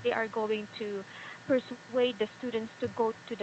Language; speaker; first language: English; non-native, fluent; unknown